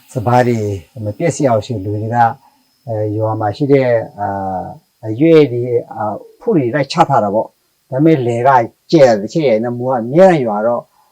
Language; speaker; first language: Burmese; non-native, local second language; S'gaw Karen